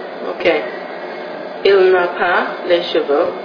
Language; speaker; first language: French; non-native, learner; English